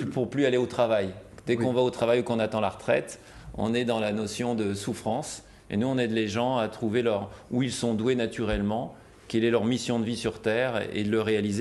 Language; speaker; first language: French; native; French